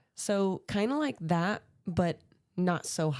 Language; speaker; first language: English; native; English